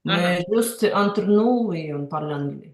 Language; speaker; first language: French; non-native, learner; Ukrainian